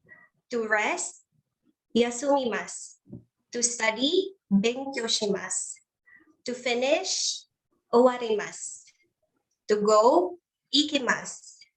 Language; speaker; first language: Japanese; non-native, learner; Filipino